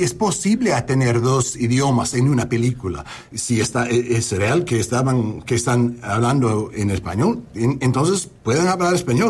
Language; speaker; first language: Spanish; non-native, learner; English